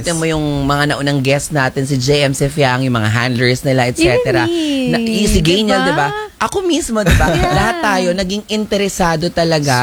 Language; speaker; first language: Filipino; native; Filipino